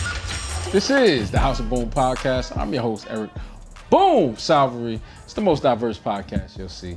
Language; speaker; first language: English; native; English